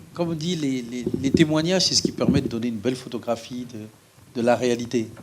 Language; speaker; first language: French; native; French